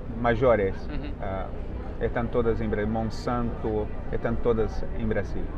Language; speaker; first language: Spanish; non-native, fluent; Portuguese